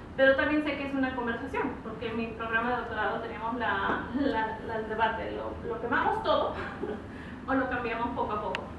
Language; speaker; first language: Spanish; early bilingual, other home language; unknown